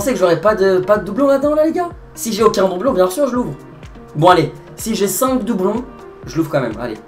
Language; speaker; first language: French; native; French